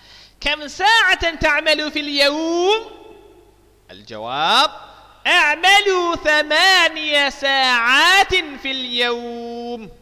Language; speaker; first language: Arabic; non-native, fluent; Indonesian